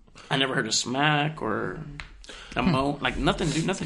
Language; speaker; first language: English; early bilingual, other home language; Spanish